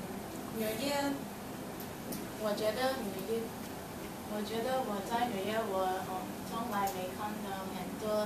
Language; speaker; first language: Chinese; non-native, learner; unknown